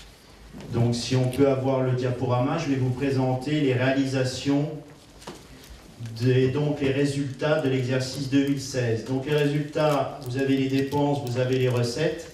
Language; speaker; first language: French; native; French